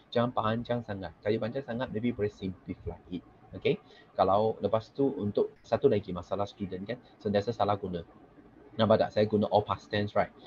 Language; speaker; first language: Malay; non-native, local second language; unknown